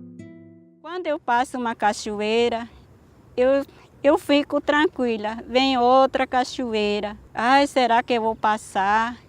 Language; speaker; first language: Portuguese; non-native, local second language; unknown